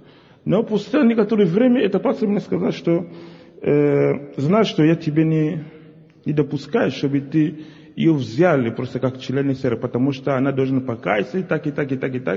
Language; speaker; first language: Russian; non-native, local second language; Ukrainian